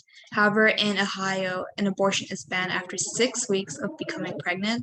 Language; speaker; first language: English; native; English